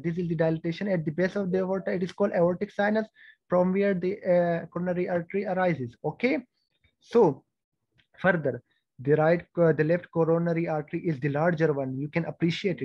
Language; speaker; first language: English; non-native, fluent; Persian